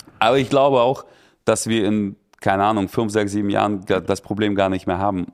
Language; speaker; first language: German; early bilingual, other home language; Russian